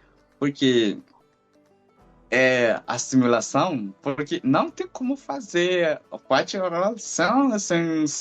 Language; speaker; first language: Portuguese; non-native, fluent; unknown